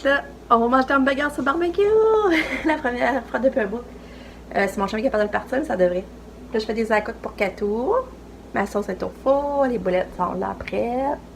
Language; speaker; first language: French; native; French